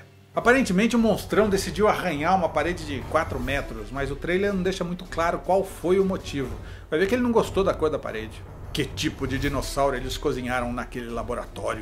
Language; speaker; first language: Portuguese; native; Portuguese